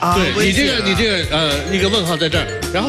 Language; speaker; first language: Chinese; native; Chinese